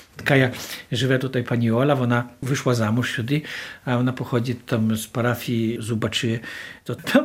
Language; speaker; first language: Polish; non-native, local second language; Ukrainian